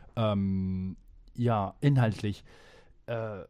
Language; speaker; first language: German; non-native, fluent; French